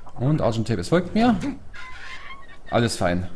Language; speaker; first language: German; native; German